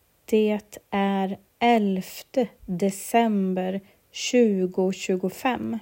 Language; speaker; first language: Swedish; non-native, learner; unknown